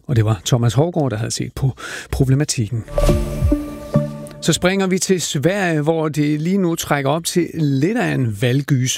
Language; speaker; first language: Danish; native; Danish